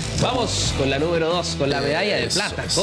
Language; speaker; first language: Spanish; native; Spanish